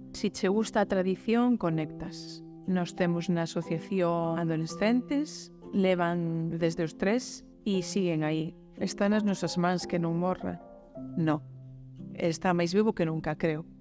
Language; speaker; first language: Galician; native; Galician